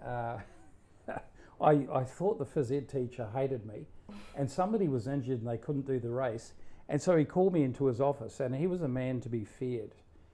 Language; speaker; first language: English; native; English